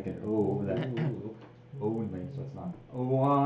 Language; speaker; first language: English; native; English